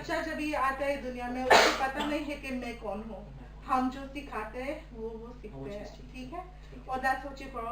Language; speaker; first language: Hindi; early bilingual, heritage; Hindi